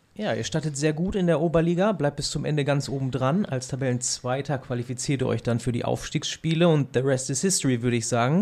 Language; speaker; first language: German; native; German